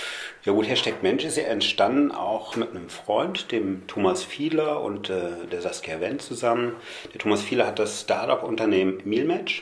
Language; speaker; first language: German; native; German